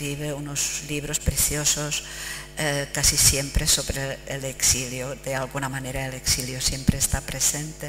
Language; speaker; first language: Spanish; non-native, fluent; Czech